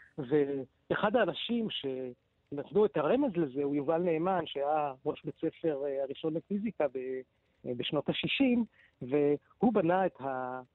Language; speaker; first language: Hebrew; native; Hebrew